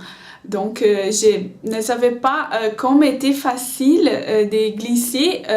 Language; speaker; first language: French; non-native, learner; Portuguese